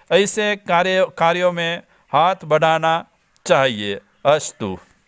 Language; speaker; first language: Hindi; non-native, local second language; Gujarati